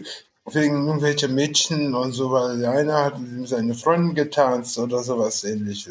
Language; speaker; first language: German; non-native, fluent; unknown